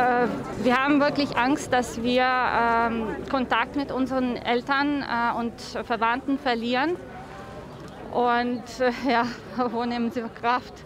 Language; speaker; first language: German; non-native, learner; Ukrainian